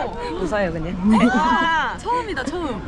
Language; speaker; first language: Korean; non-native, learner; Japanese